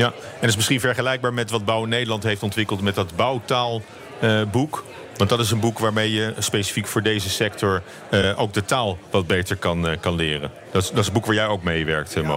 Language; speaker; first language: Dutch; native; Dutch